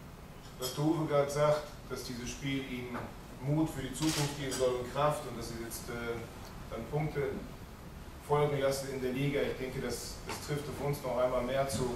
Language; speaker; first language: German; native; German